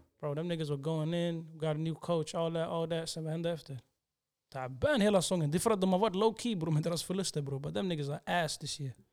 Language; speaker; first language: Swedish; early bilingual, other home language; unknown